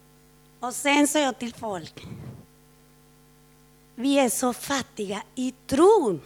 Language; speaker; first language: Swedish; non-native, fluent; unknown